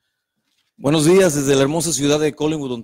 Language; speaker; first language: Spanish; native; Spanish